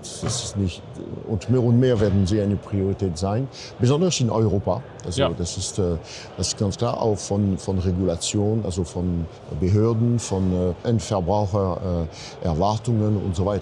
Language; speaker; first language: German; non-native, fluent; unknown